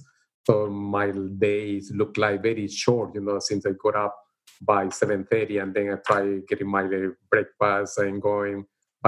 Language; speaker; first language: English; non-native, learner; Spanish